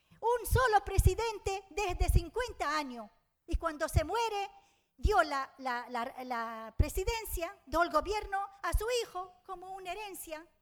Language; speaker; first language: Spanish; non-native, fluent; Arabic